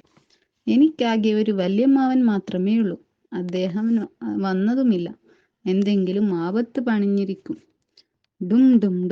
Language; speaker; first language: Malayalam; native; Malayalam